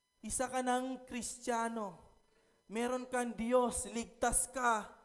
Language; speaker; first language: Filipino; non-native, local second language; Cebuano